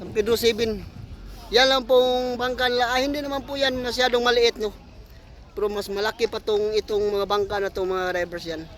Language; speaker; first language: Filipino; non-native, local second language; Cebuano